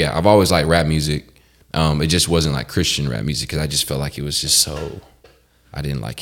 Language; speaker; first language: English; native; English